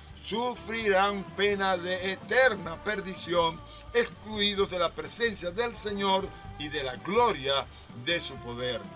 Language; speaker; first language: Spanish; native; Spanish